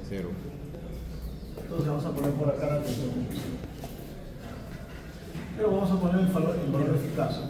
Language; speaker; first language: Spanish; native; Spanish